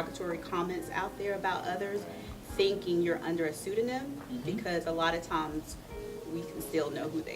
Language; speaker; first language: English; native; English